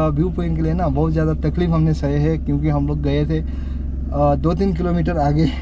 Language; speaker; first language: Hindi; non-native, local second language; Nepali